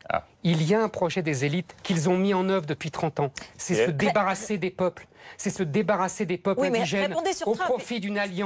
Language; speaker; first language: French; native; French